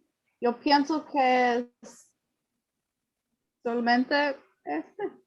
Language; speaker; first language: Spanish; non-native, learner; English